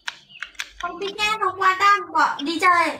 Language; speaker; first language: Vietnamese; non-native, learner; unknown